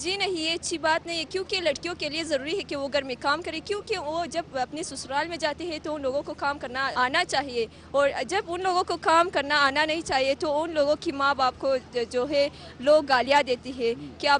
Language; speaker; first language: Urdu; non-native, local second language; Hazaragi